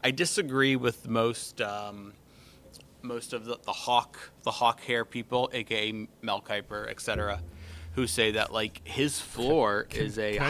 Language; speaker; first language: English; native; English